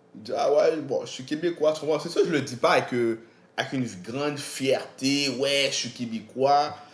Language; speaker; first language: French; native; French